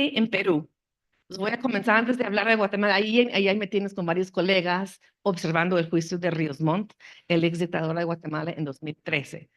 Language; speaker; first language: Spanish; non-native, fluent; English